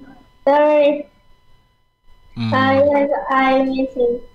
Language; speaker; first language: English; non-native, learner; Indonesian